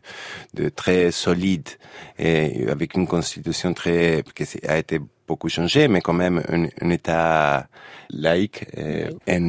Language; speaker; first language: French; non-native, fluent; Spanish